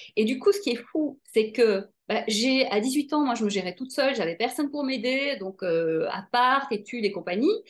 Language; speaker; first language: French; native; French